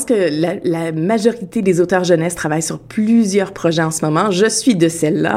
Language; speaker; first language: French; native; French